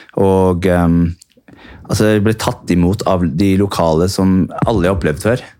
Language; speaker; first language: Norwegian; early bilingual, heritage; Norwegian